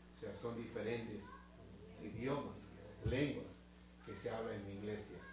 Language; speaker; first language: Spanish; native; Spanish